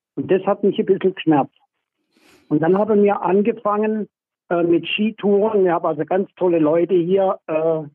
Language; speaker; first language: German; native; German